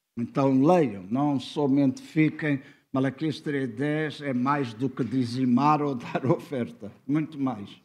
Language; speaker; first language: Portuguese; native; Portuguese